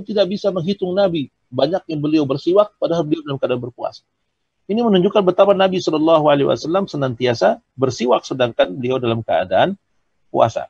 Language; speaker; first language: Indonesian; native; Indonesian